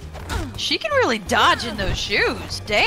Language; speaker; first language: English; native; English